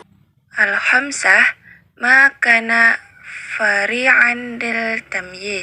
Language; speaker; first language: Arabic; non-native, learner; Indonesian